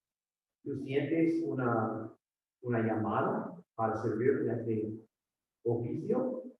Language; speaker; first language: Spanish; non-native, fluent; English